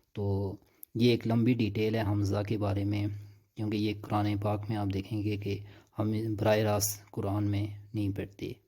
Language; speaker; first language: Urdu; native; Urdu